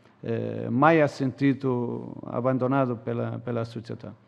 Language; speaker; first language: Italian; non-native, learner; Portuguese